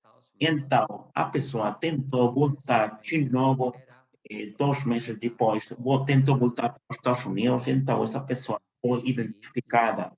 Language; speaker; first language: Portuguese; non-native, fluent; Spanish